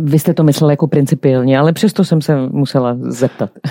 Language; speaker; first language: Czech; native; Czech